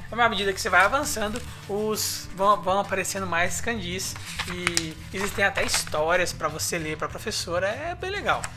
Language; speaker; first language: Portuguese; native; Portuguese